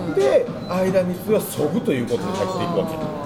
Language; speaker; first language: Japanese; native; Japanese